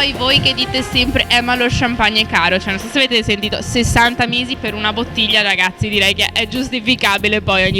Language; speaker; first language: Italian; native; Italian